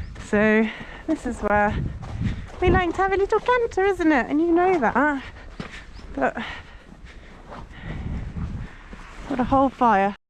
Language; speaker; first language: English; native; English